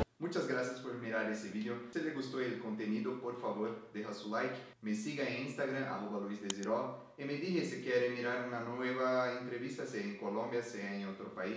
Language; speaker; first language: Spanish; non-native, learner; Portuguese